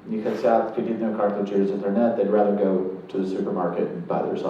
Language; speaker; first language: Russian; non-native, fluent; English